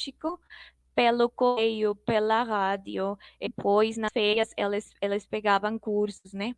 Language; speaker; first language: Portuguese; non-native, fluent; Spanish